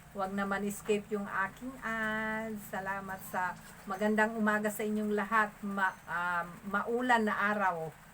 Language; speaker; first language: Filipino; non-native, local second language; Masbatenyo